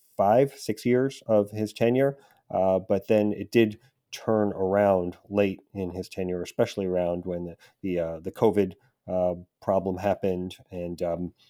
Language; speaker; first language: English; native; English